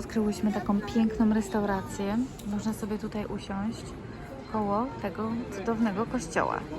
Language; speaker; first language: Polish; early bilingual, heritage; Polish